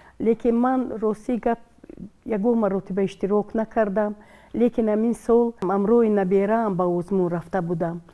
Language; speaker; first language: Tajik; non-native, local second language; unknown